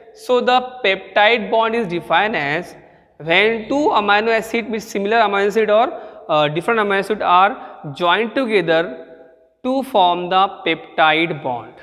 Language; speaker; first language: English; non-native, local second language; Hindi